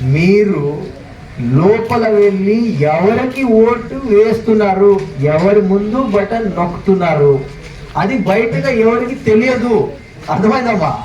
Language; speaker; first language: Telugu; non-native, local second language; Marathi